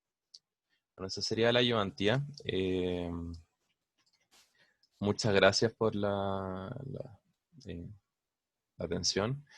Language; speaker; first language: Spanish; native; Spanish